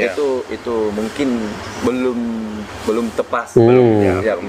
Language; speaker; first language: Indonesian; non-native, fluent; Vietnamese